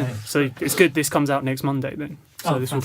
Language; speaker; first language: English; native; English